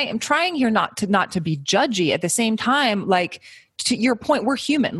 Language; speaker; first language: English; native; English